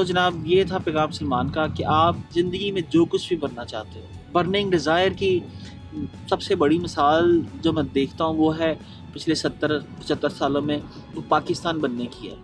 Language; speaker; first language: Urdu; native; Urdu